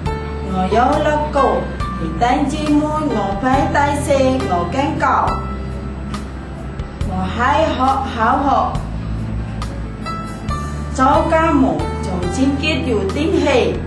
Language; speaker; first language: Chinese; non-native, learner; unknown